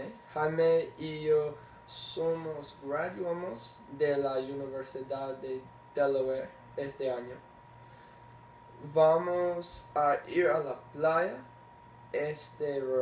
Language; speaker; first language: Spanish; non-native, learner; English